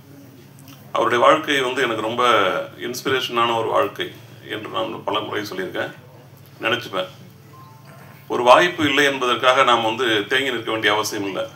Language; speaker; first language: Tamil; native; Tamil